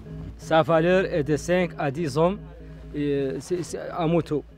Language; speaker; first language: French; non-native, local second language; Arabic